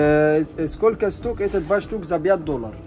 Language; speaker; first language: Russian; non-native, learner; Arabic